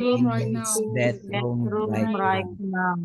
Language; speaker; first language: English; non-native, learner; Indonesian